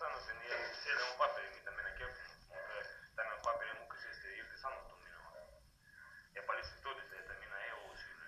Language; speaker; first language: Finnish; non-native, learner; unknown